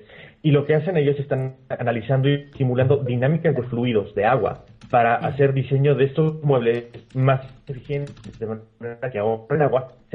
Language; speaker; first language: Spanish; native; Spanish